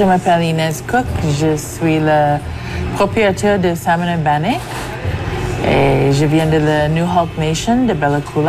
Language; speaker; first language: French; non-native, local second language; English